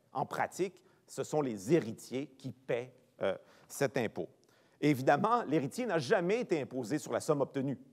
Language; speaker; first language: French; native; French